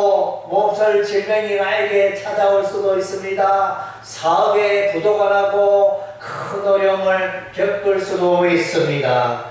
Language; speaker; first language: Korean; native; Korean